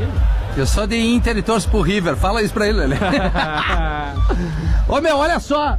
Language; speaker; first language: Portuguese; native; Portuguese